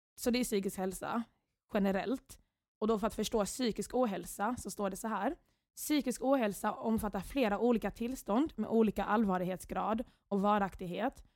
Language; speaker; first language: Swedish; early bilingual, other home language; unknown